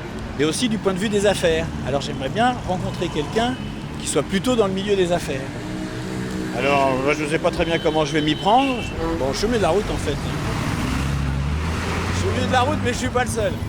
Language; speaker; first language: French; native; French